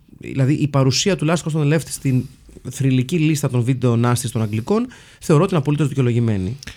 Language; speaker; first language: Greek; early bilingual, heritage; Greek